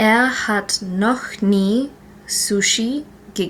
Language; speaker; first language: German; non-native, learner; English